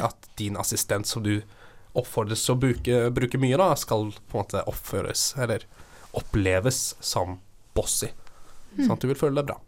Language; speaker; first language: Norwegian; native; Norwegian